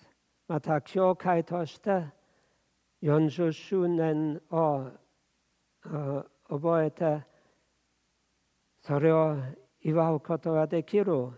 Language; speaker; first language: Japanese; non-native, fluent; German